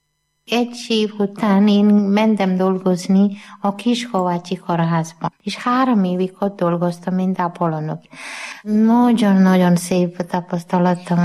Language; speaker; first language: Hungarian; non-native, learner; Malayalam